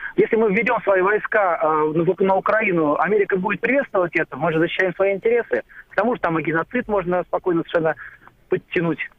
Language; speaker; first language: Russian; native; Russian